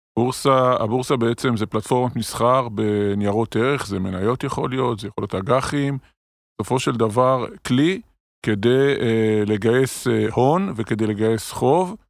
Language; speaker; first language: Hebrew; native; Hebrew